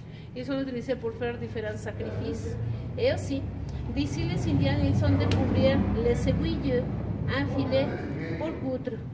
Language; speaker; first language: French; non-native, learner; Spanish